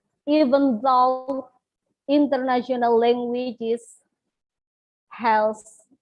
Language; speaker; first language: English; non-native, learner; Indonesian